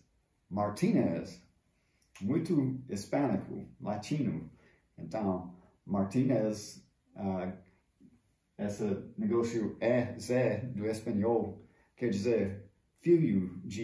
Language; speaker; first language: Portuguese; non-native, fluent; English